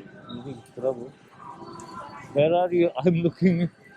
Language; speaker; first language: English; non-native, learner; Turkish